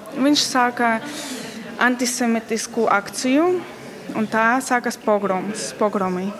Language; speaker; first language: Latvian; non-native, learner; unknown